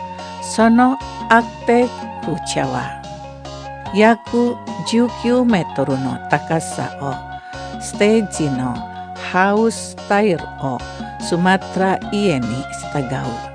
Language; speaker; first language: Japanese; non-native, fluent; Indonesian